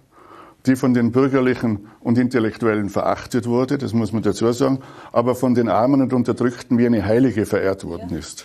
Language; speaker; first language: German; native; German